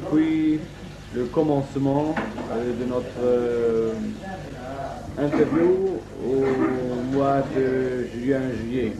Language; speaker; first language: French; non-native, fluent; German